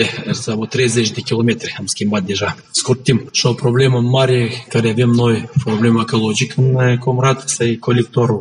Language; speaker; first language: Romanian; non-native, local second language; Gagauz